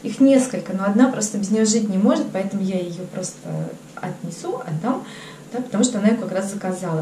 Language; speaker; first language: Russian; native; Russian